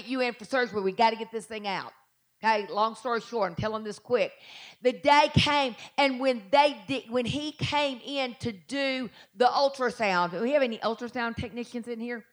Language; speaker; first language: English; native; English